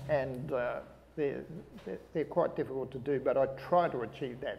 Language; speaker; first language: English; native; English